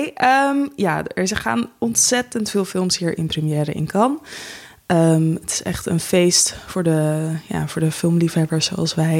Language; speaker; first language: Dutch; native; Dutch